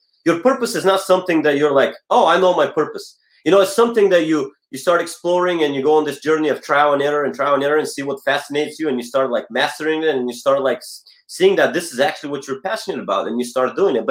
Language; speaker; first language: English; non-native, fluent; Bulgarian